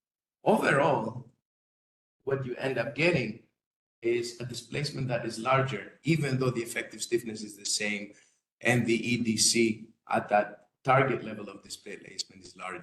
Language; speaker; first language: English; non-native, fluent; Greek